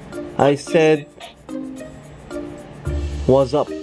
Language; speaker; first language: English; non-native, local second language; Filipino